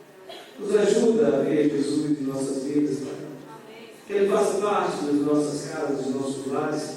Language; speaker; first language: Portuguese; native; Portuguese